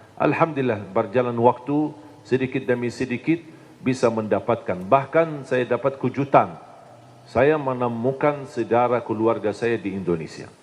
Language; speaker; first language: Indonesian; non-native, fluent; Arabic